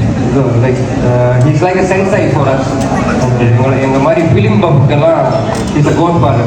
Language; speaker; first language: Tamil; early bilingual, heritage; Tamil